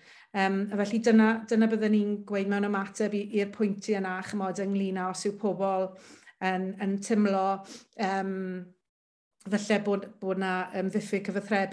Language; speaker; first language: Welsh; native; Welsh